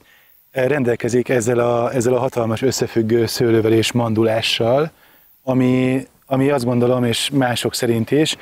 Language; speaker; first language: Hungarian; native; Hungarian